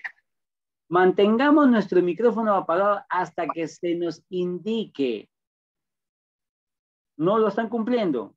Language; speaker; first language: Spanish; native; Spanish